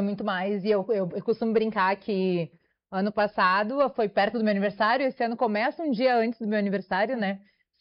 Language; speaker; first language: Portuguese; native; Portuguese